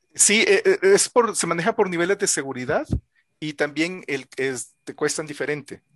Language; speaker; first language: Spanish; native; Spanish